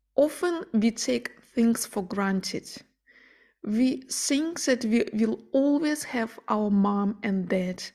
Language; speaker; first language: English; non-native, fluent; Ukrainian